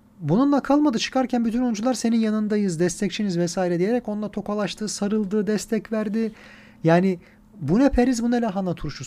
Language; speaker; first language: Turkish; native; Turkish